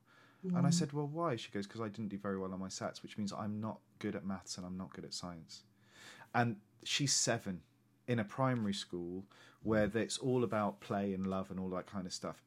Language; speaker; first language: English; native; English